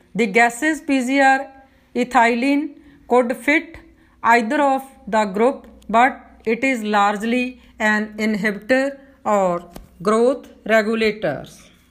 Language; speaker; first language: English; non-native, local second language; Punjabi